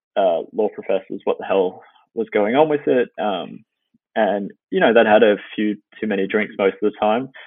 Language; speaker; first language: English; native; English